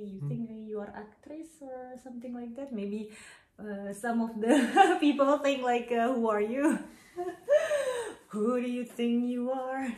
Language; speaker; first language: English; non-native, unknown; Indonesian